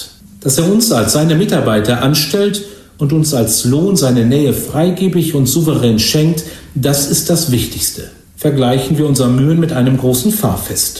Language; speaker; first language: German; native; German